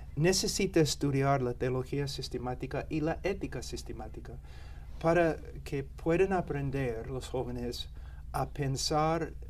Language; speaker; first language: Spanish; non-native, fluent; English